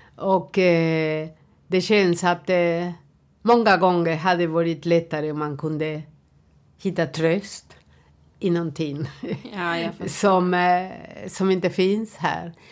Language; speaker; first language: Swedish; non-native, fluent; Spanish